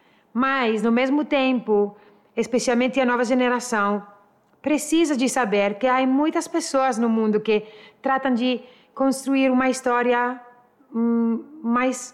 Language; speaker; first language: Portuguese; non-native, learner; Italian